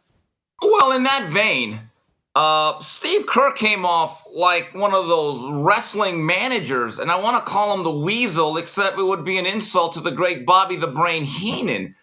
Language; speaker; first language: English; native; English